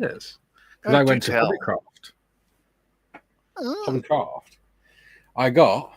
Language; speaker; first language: English; native; English